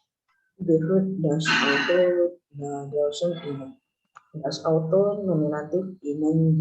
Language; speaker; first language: German; non-native, learner; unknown